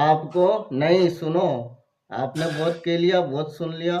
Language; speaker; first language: Hindi; native; Hindi